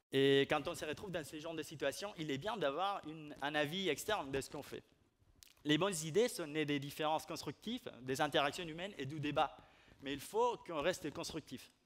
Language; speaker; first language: French; non-native, fluent; Spanish